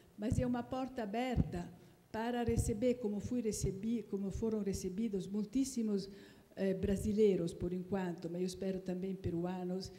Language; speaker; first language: Portuguese; non-native, fluent; Italian